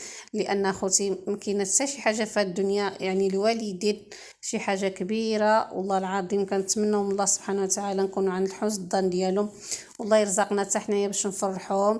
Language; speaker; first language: Arabic; native; Arabic